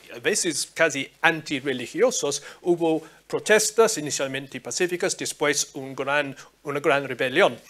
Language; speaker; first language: Spanish; non-native, fluent; English